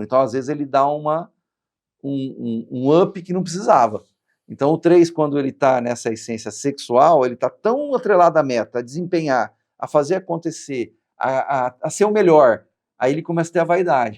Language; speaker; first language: Portuguese; native; Portuguese